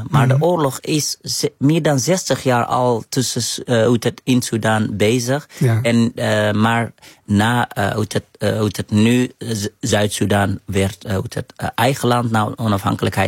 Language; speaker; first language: Dutch; non-native, fluent; Arabic